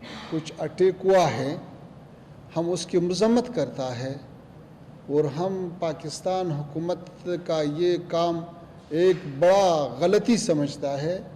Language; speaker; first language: Hindi; non-native, fluent; Pashto